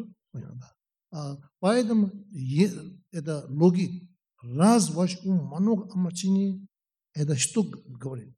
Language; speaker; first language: Russian; non-native, learner; Tibetan